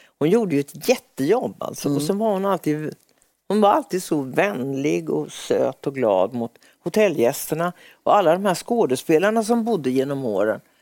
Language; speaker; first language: Swedish; native; Swedish